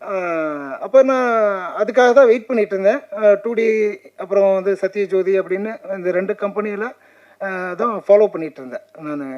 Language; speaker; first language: Tamil; native; Tamil